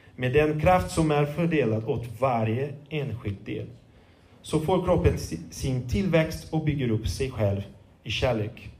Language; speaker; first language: Swedish; non-native, fluent; Portuguese